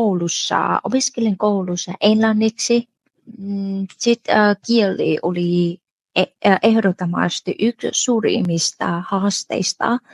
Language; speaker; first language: Finnish; non-native, fluent; Vietnamese